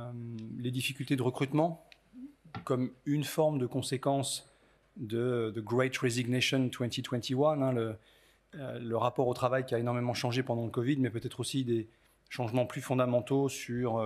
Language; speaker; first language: French; native; French